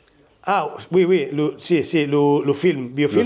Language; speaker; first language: French; non-native, learner; Spanish